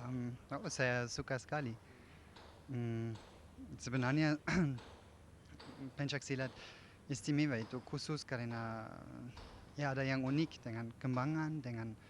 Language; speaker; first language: Indonesian; non-native, fluent; German